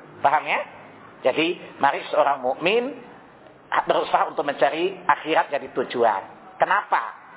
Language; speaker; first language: Indonesian; non-native, local second language; Sundanese